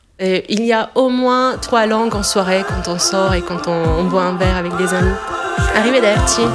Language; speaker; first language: French; non-native, fluent; Italian